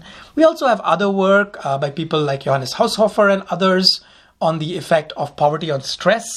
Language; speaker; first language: English; non-native, local second language; Hindi